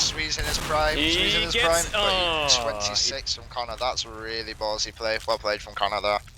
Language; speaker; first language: English; native; English